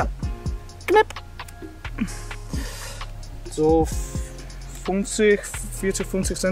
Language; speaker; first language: German; non-native, learner; Dutch